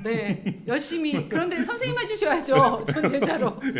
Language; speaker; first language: Korean; native; Korean